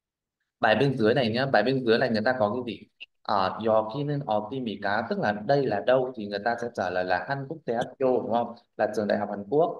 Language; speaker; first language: Vietnamese; native; Vietnamese